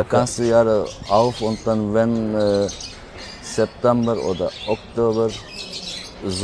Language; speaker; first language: German; non-native, learner; Turkish